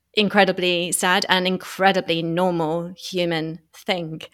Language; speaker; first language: English; native; English